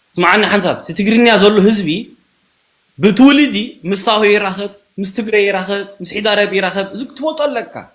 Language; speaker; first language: Tigrinya; early bilingual, heritage; Tigrinya